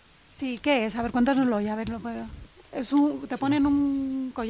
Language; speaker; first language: Spanish; native; Spanish